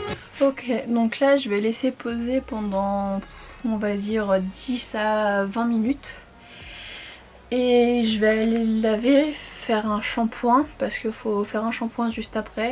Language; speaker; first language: French; native; French